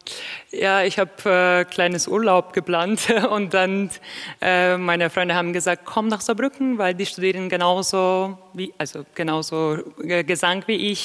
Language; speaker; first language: German; non-native, fluent; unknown